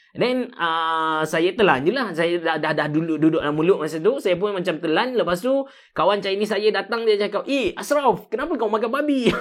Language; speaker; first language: Malay; native; Malay